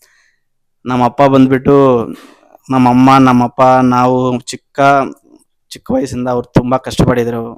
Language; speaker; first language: Kannada; non-native, local second language; Telugu